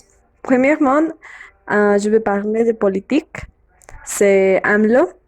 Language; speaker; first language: French; non-native, learner; Spanish